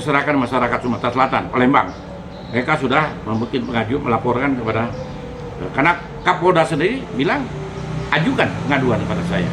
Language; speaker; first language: Indonesian; native; Indonesian